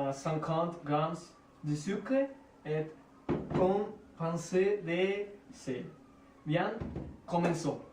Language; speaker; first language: French; non-native, learner; Spanish